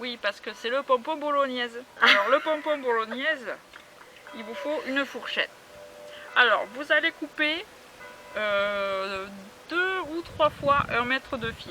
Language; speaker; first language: French; native; French